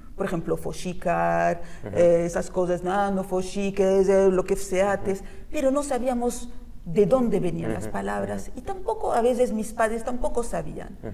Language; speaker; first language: Spanish; early bilingual, heritage; Spanish